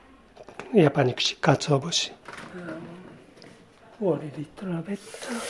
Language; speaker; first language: Finnish; non-native, learner; Japanese